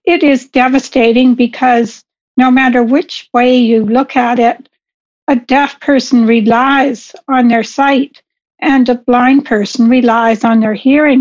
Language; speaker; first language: English; native; English